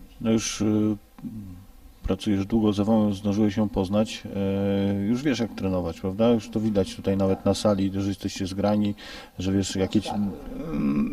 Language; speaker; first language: Polish; native; Polish